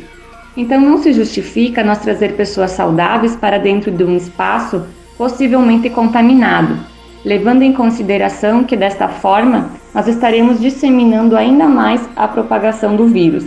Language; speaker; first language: Portuguese; native; Portuguese